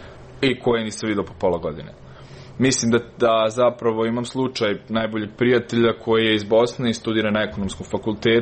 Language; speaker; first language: Serbian; native; Serbian